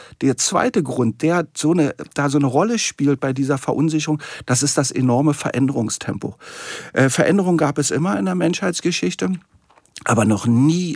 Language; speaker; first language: German; native; German